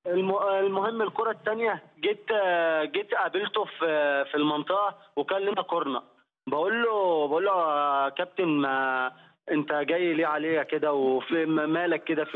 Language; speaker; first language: Arabic; native; Arabic